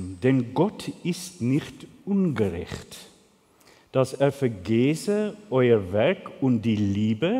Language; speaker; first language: German; non-native, fluent; Afrikaans